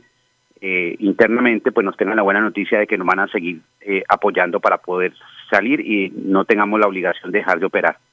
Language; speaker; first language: Spanish; native; Spanish